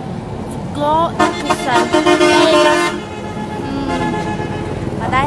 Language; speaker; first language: Japanese; non-native, learner; Vietnamese